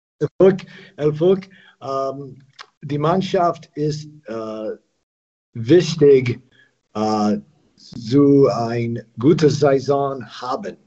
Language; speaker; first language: German; non-native, learner; English